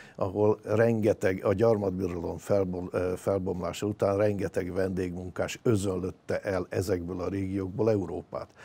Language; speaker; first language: Hungarian; native; Hungarian